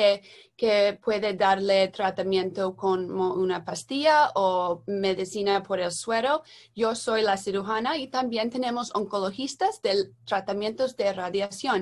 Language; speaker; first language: Spanish; non-native, learner; English